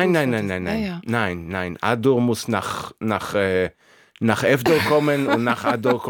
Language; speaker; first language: German; non-native, fluent; Hebrew